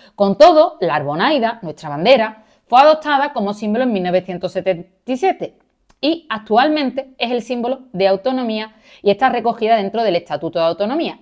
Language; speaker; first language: Spanish; native; Spanish